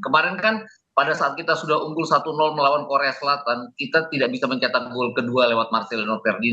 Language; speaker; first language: Indonesian; native; Indonesian